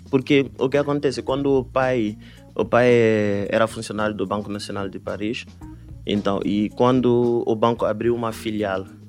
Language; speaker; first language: Portuguese; non-native, fluent; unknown